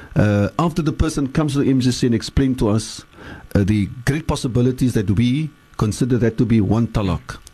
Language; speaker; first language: English; early bilingual, other home language; Afrikaans